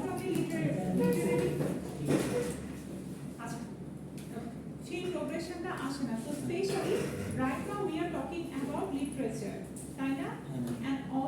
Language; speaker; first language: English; non-native, local second language; Bangla